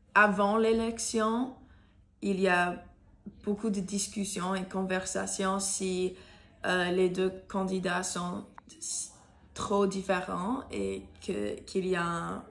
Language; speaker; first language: French; non-native, learner; English